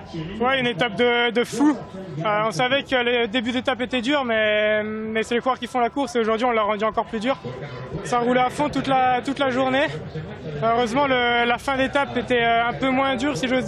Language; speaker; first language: French; native; French